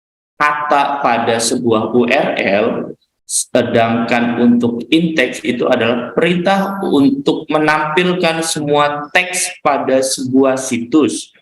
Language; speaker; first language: Indonesian; native; Indonesian